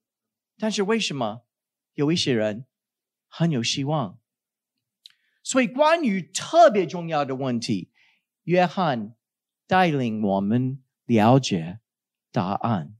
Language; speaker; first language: Chinese; non-native, fluent; English